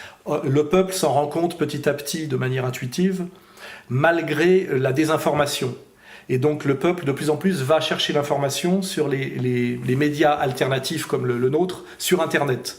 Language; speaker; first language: French; native; French